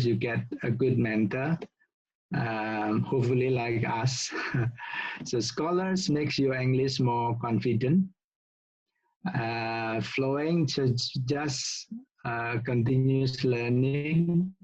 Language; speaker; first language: English; non-native, local second language; Indonesian